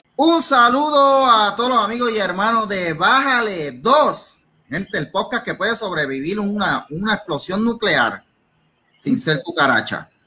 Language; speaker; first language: Spanish; native; Spanish